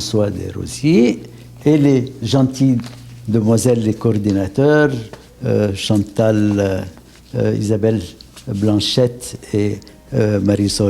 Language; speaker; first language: French; non-native, local second language; Arabic